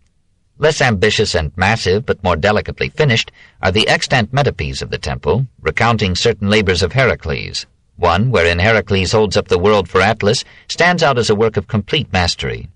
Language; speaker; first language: English; native; English